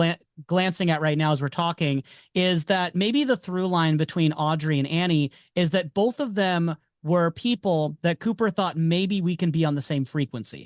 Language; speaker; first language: English; native; English